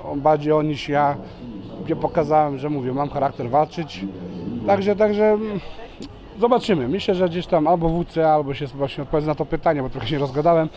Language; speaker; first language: Polish; non-native, fluent; Serbian